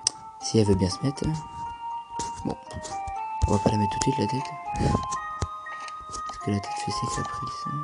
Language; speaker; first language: French; native; French